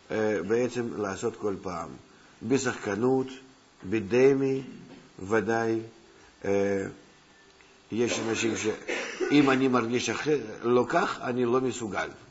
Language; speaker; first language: Hebrew; non-native, fluent; Russian